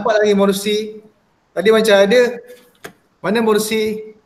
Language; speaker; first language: Malay; native; Malay